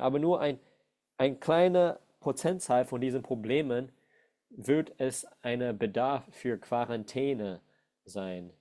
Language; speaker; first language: German; non-native, fluent; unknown